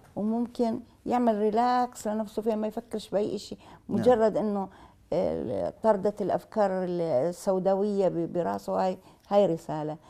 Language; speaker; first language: Arabic; native; Arabic